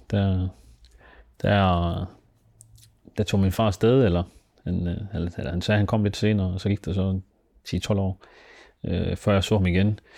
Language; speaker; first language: Danish; early bilingual, other home language; Somali